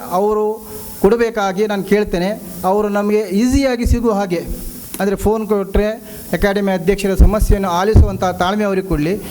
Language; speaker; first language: Kannada; non-native, local second language; Konkani